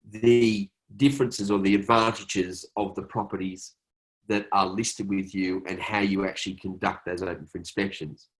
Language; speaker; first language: English; native; English